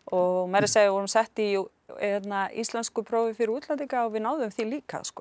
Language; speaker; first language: Icelandic; non-native, fluent; Arabic